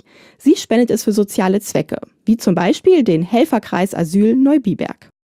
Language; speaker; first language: German; native; German